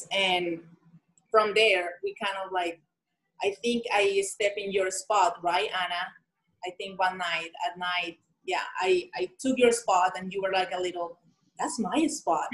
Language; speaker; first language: English; non-native, fluent; Spanish